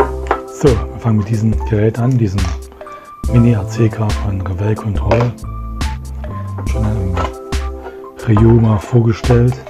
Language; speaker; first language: German; native; German